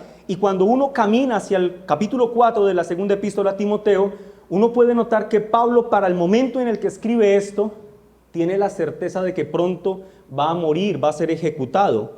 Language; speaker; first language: Spanish; native; Spanish